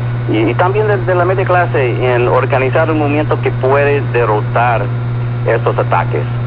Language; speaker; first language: Spanish; early bilingual, heritage; Spanish